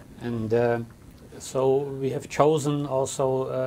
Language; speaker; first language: English; non-native, fluent; Czech